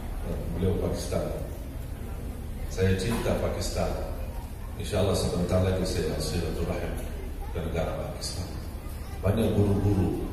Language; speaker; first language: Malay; non-native, fluent; Arabic